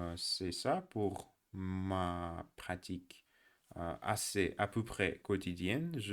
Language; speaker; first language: French; non-native, learner; Russian